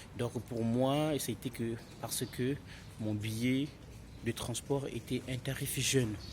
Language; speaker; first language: French; non-native, local second language; Lingala